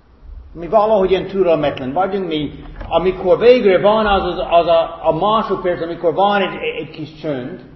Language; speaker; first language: Hungarian; non-native, fluent; English